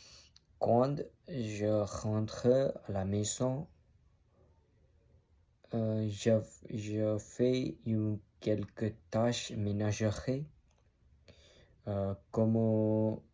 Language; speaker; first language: French; non-native, learner; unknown